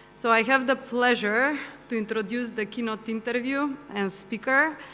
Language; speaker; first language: English; non-native, fluent; Macedonian